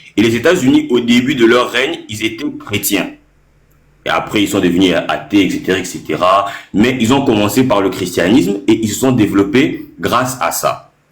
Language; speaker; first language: French; non-native, local second language; Lingala